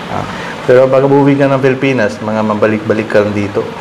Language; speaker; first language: Filipino; non-native, learner; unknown